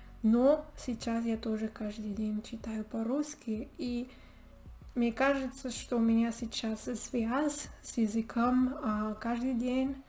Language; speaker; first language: Russian; non-native, learner; Spanish